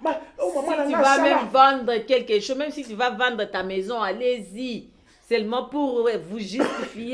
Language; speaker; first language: French; non-native, local second language; Lingala